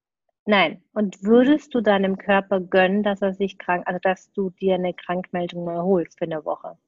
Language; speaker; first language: German; native; German